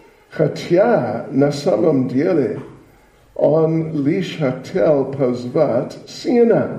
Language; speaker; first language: Russian; non-native, learner; English